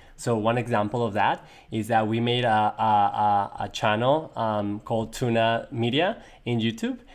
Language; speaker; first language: English; non-native, fluent; Spanish